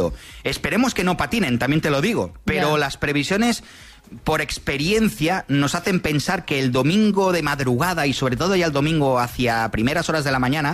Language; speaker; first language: Spanish; native; Spanish